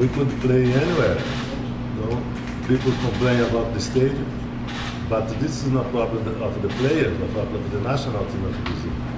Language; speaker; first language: English; non-native, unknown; Portuguese